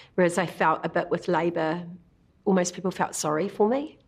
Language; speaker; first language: English; native; English